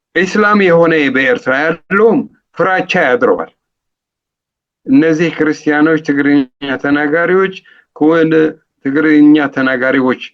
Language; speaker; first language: Amharic; non-native, fluent; Tigrinya